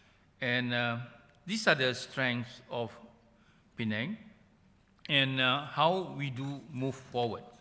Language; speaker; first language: English; non-native, local second language; Malay